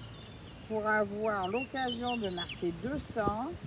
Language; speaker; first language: French; native; French